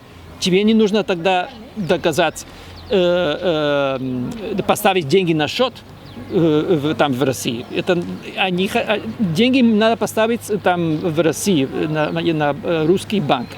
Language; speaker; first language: Russian; non-native, fluent; Spanish